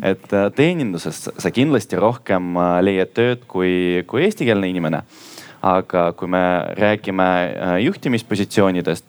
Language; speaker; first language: Estonian; non-native, local second language; Russian